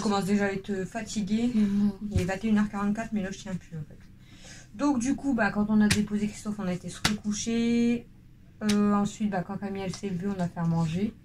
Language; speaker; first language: French; native; French